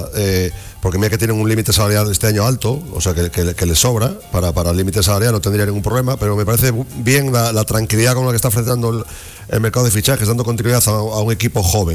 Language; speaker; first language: Spanish; native; Spanish